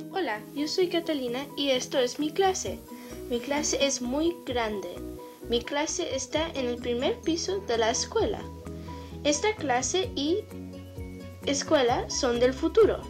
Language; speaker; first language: Spanish; non-native, learner; English